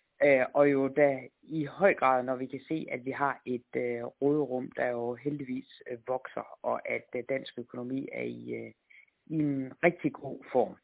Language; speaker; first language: Danish; native; Danish